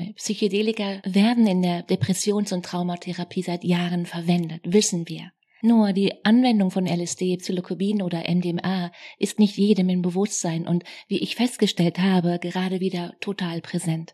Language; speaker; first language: German; native; German